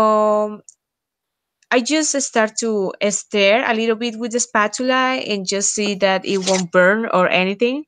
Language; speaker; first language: English; non-native, fluent; Spanish